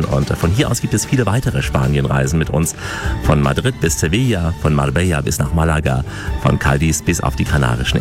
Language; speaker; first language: German; native; German